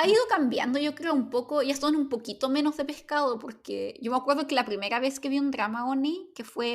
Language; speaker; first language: Spanish; native; Spanish